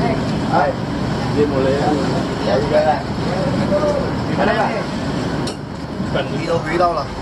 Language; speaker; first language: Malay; non-native, local second language; Chinese